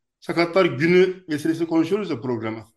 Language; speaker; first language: Turkish; native; Turkish